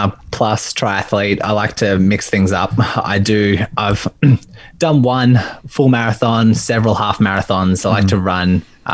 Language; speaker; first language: English; native; English